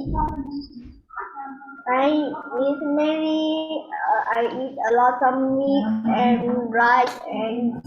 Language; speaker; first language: English; non-native, learner; Vietnamese